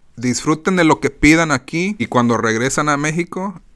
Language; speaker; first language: Spanish; native; Spanish